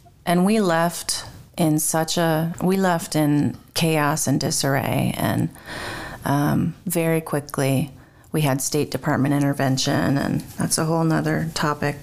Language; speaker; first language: English; native; English